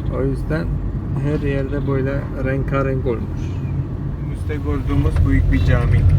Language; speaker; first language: Turkish; non-native, fluent; Malayalam